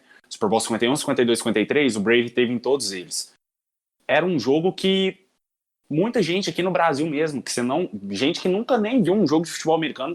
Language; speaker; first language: Portuguese; native; Portuguese